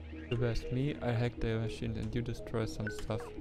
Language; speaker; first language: English; non-native, fluent; German